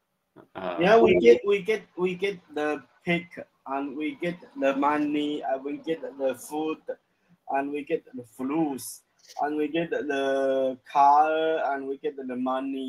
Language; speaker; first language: English; non-native, learner; Chinese